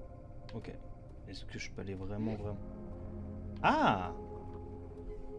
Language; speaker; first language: French; native; French